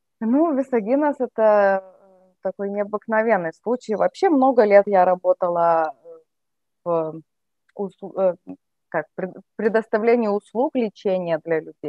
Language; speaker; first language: Russian; native; Russian